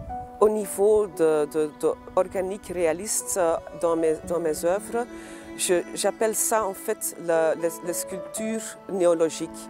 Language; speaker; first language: French; non-native, local second language; Dutch